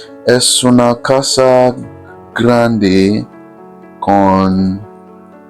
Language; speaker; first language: Spanish; non-native, fluent; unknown